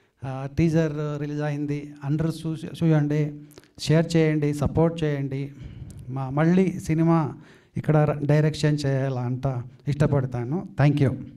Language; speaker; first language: Telugu; non-native, learner; Kannada